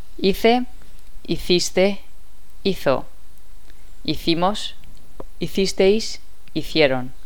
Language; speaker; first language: Spanish; native; Spanish